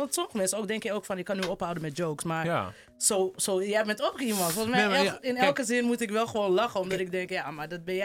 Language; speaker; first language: Dutch; native; Dutch